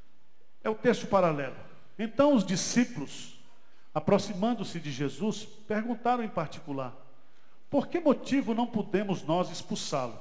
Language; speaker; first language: Portuguese; native; Portuguese